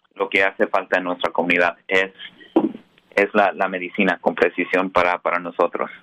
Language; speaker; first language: Spanish; early bilingual, heritage; Spanish